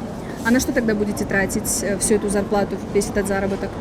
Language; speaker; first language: Russian; native; Russian